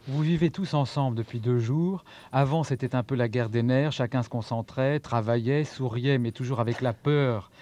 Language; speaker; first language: French; native; French